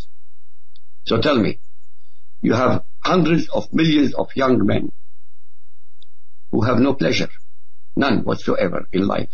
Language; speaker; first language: English; non-native, fluent; Arabic